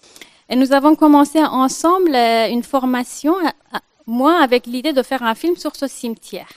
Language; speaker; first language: French; non-native, fluent; Persian